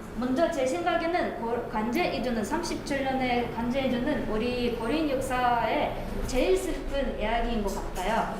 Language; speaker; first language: Korean; non-native, fluent; Russian